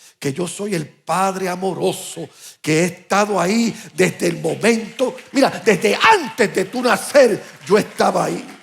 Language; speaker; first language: Spanish; early bilingual, heritage; English